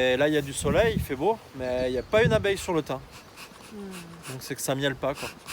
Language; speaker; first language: French; native; French